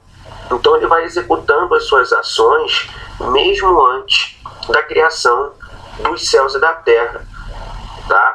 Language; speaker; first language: Portuguese; native; Portuguese